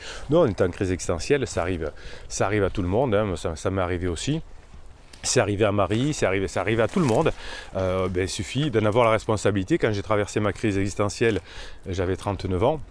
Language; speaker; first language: French; native; French